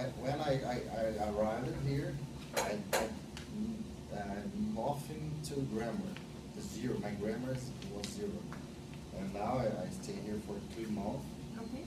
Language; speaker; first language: English; non-native, learner; Portuguese